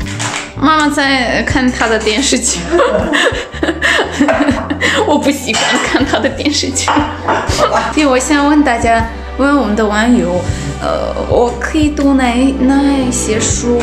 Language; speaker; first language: Chinese; non-native, fluent; Russian